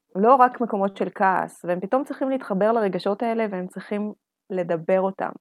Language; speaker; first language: Hebrew; non-native, fluent; Russian